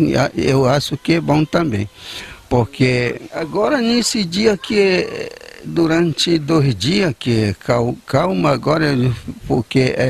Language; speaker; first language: Portuguese; non-native, local second language; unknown